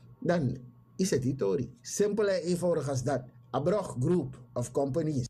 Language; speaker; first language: Dutch; native; Dutch